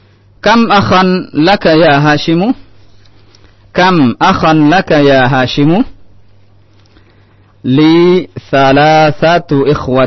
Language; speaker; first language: Arabic; non-native, fluent; Indonesian